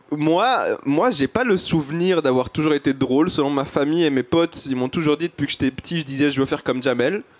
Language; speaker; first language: French; native; French